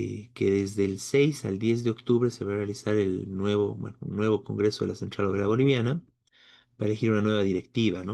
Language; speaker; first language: Spanish; native; Spanish